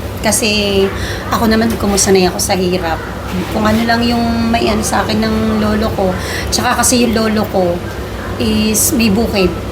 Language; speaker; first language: Filipino; native; Filipino